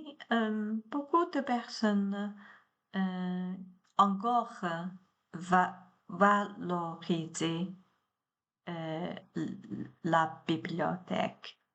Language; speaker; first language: French; non-native, learner; Chinese